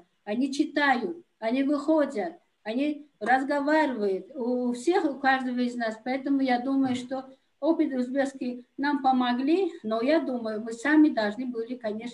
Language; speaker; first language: Russian; non-native, local second language; Tajik